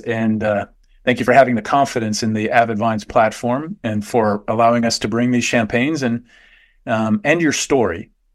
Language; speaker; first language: English; native; English